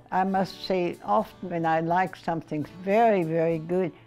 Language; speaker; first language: English; non-native, fluent; German